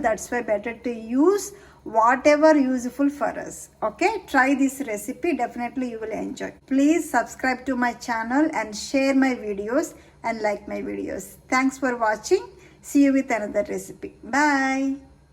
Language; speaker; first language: English; non-native, local second language; Telugu